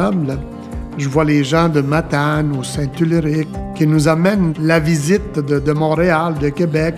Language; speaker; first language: French; non-native, fluent; Italian